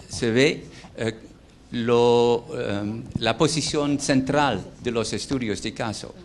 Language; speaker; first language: Spanish; non-native, fluent; Dutch